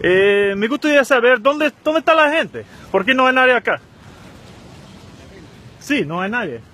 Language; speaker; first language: Spanish; non-native, learner; English